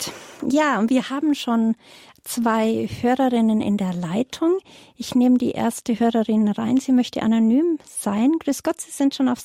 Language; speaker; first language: German; native; German